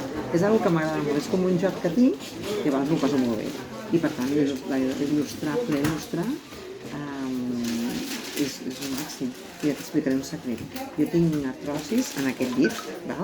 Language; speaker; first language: Catalan; native; Catalan